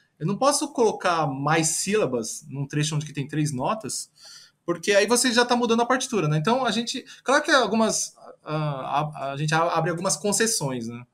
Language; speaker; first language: Portuguese; early bilingual, other home language; Japanese